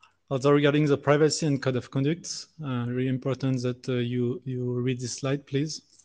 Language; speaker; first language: English; non-native, fluent; French